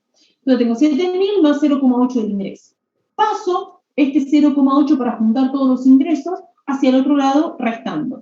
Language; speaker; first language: Spanish; native; Spanish